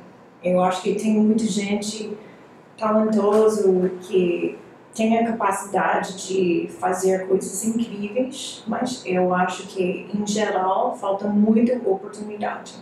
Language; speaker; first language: Portuguese; non-native, fluent; English